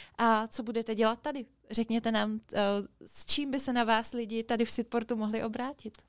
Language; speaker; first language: Czech; native; Czech